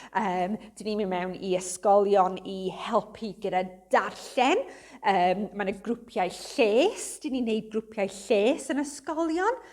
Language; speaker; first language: Welsh; non-native, local second language; English